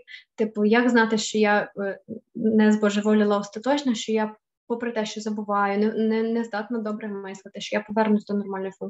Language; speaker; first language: Ukrainian; native; Ukrainian